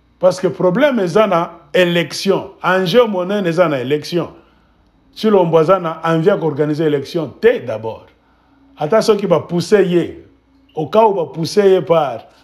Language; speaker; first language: French; non-native, local second language; Swahili